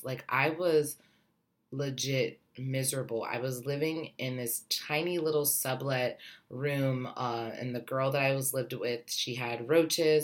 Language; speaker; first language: English; native; English